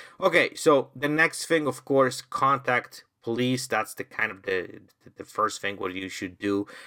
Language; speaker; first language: English; non-native, fluent; Polish